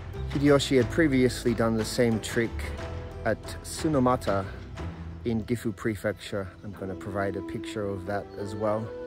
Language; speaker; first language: English; native; English